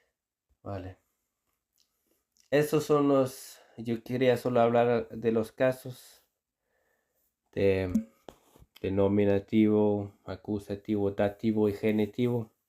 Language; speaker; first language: Spanish; non-native, fluent; Icelandic